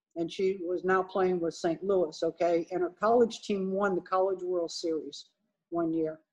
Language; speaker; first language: English; native; English